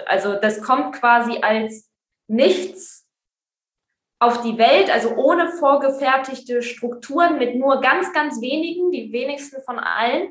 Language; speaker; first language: German; native; German